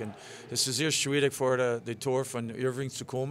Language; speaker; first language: German; non-native, fluent; English